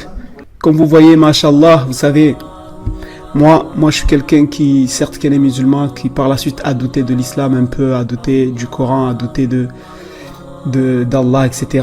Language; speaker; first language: French; native; French